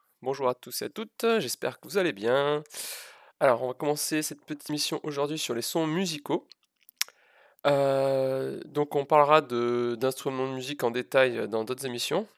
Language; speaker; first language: French; native; French